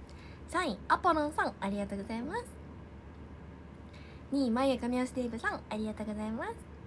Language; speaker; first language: Japanese; native; Japanese